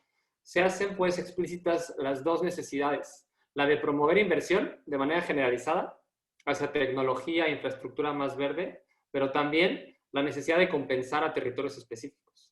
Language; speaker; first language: Spanish; native; Spanish